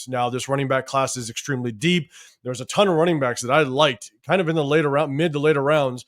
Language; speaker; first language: English; native; English